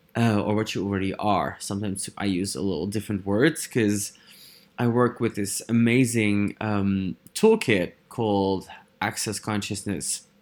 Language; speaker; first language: English; non-native, fluent; Dutch